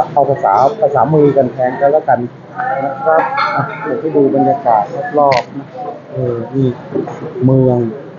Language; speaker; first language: Thai; native; Thai